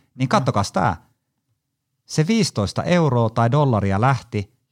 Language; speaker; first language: Finnish; native; Finnish